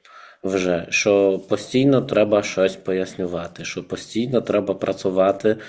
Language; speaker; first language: Ukrainian; non-native, fluent; Polish